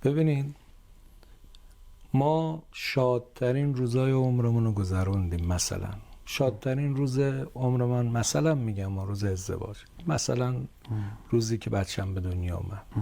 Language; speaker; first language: Persian; native; Persian